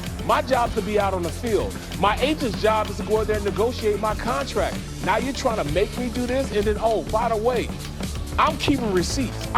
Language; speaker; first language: English; native; English